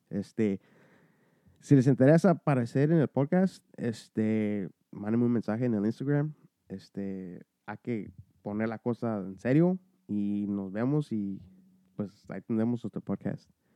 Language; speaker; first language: Spanish; early bilingual, heritage; Spanish